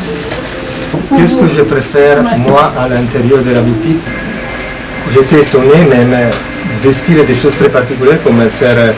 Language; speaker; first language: French; non-native, fluent; Italian